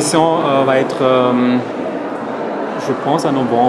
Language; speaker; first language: French; non-native, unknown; German